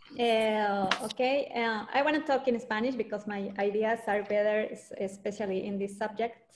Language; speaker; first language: English; non-native, learner; Spanish